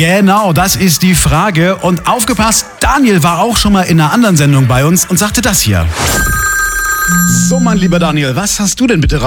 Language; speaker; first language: German; native; German